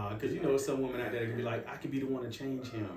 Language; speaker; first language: English; native; English